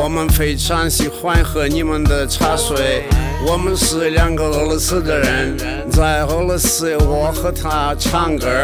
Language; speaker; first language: Chinese; non-native, learner; Russian